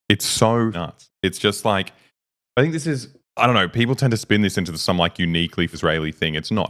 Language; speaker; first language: English; native; English